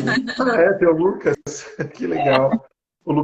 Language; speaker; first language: Portuguese; native; Portuguese